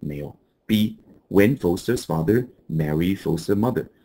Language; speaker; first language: English; non-native, fluent; Chinese